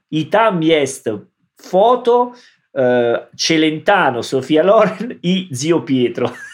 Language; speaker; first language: Russian; non-native, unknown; Italian